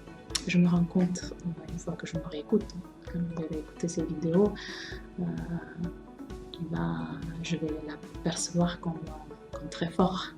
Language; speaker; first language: French; non-native, fluent; Romanian